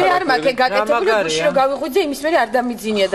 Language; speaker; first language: Georgian; native; Georgian